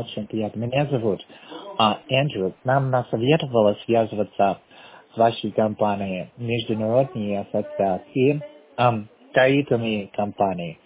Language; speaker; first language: Russian; non-native, learner; English